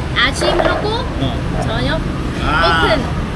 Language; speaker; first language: Korean; non-native, learner; Vietnamese